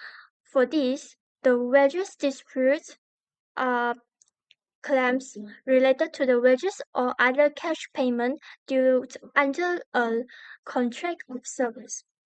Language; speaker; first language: English; non-native, learner; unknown